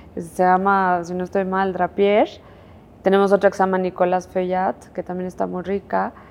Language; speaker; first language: Spanish; native; Spanish